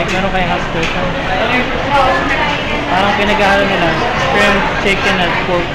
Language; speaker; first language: Filipino; early bilingual, heritage; Filipino